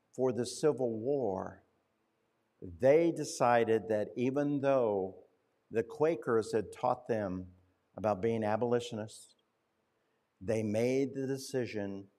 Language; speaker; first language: English; native; English